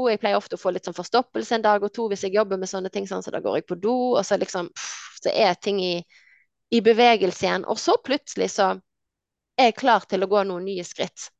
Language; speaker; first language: Norwegian; native; Norwegian